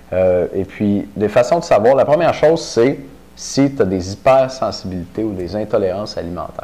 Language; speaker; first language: French; native; French